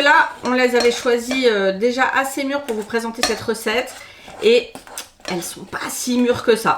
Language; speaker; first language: French; native; French